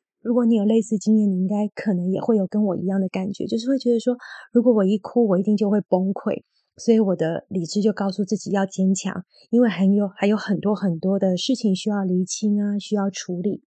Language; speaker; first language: Chinese; native; Chinese